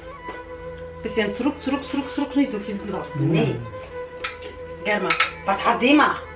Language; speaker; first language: German; non-native, learner; Central Kurdish